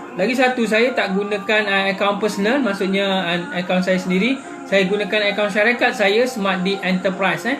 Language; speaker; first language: Malay; non-native, local second language; Buginese